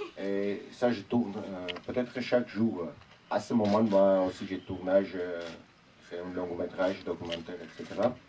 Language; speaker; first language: French; non-native, fluent; Armenian